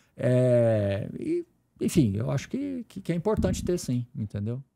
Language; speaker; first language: Portuguese; native; Portuguese